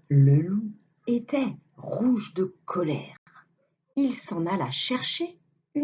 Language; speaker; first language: French; native; French